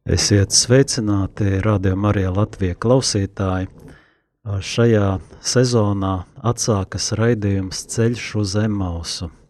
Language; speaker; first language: Latvian; native; Latvian